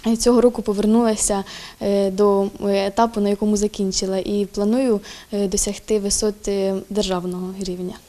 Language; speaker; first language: Ukrainian; native; Ukrainian